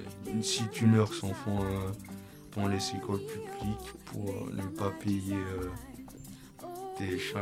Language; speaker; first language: French; non-native, local second language; Malagasy